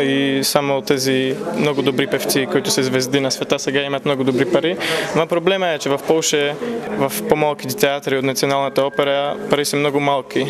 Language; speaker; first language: Bulgarian; early bilingual, heritage; Polish